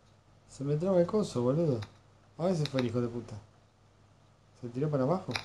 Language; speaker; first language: Spanish; native; Spanish